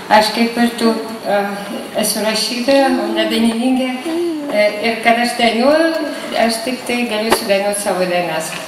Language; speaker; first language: Lithuanian; non-native, fluent; Russian